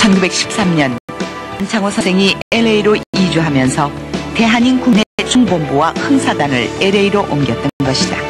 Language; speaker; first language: Korean; native; Korean